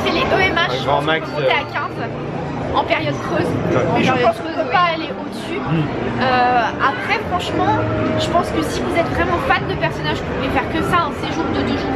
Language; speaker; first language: French; native; French